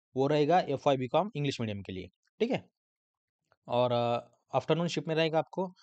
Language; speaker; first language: Hindi; non-native, local second language; Marathi